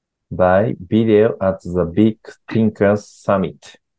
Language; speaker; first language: English; non-native, learner; Japanese